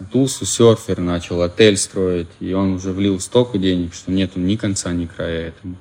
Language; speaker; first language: Russian; native; Russian